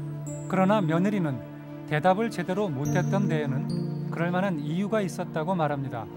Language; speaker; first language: Korean; native; Korean